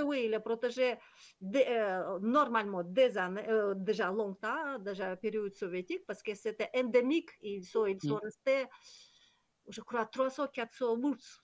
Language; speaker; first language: French; non-native, learner; Kyrgyz